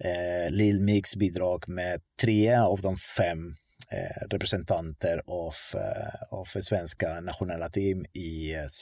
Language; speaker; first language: Swedish; non-native, fluent; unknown